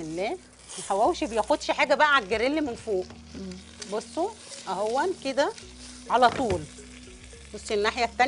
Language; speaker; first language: Arabic; native; Arabic